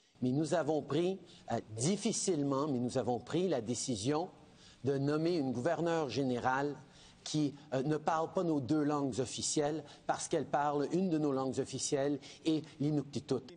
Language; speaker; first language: French; early bilingual, heritage; French